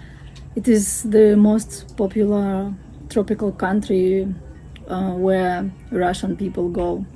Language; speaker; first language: English; non-native, fluent; Russian